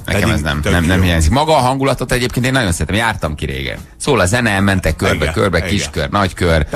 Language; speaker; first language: Hungarian; native; Hungarian